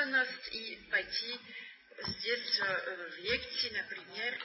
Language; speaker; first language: Russian; non-native, learner; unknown